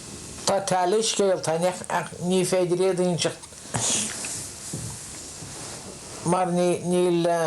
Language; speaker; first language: Irish; native; Irish